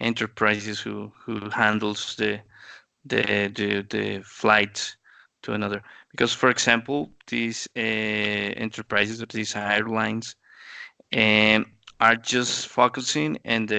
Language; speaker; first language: English; non-native, learner; Spanish